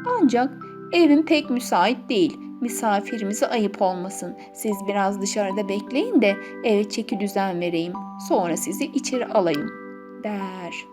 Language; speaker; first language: Turkish; native; Turkish